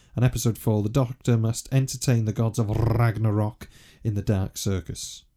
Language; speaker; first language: English; native; English